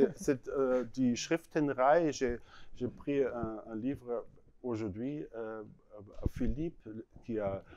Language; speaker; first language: French; non-native, learner; German